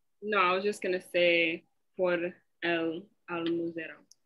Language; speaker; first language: English; native; English